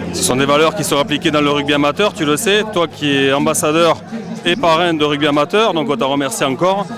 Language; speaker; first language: French; native; French